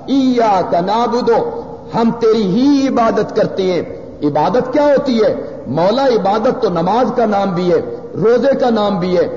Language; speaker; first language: Urdu; non-native, local second language; Punjabi